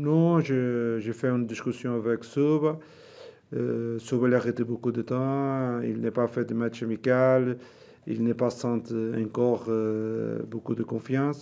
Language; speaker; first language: French; non-native, learner; Portuguese